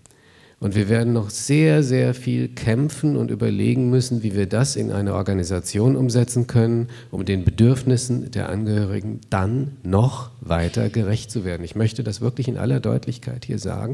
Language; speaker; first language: German; native; German